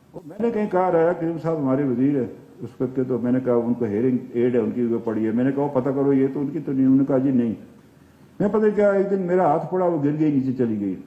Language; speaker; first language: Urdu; non-native, local second language; Pahari-Potwari